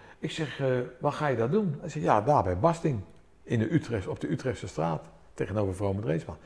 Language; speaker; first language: Dutch; early bilingual, other home language; Armenian